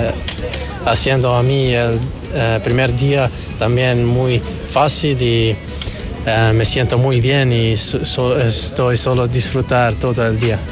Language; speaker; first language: Spanish; non-native, learner; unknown